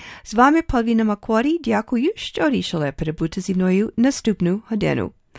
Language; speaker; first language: Ukrainian; early bilingual, other home language; English